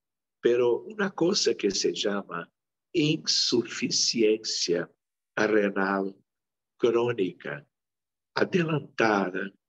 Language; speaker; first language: Spanish; non-native, local second language; Portuguese